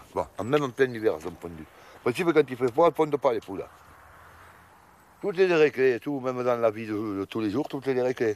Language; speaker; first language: French; native; French